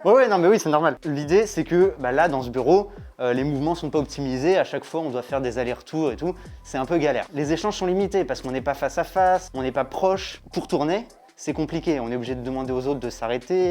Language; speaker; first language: French; native; French